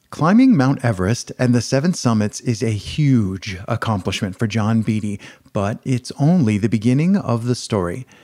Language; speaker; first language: English; native; English